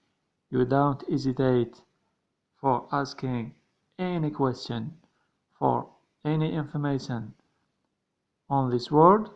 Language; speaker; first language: English; non-native, learner; Arabic